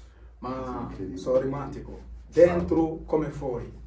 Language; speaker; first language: Italian; non-native, learner; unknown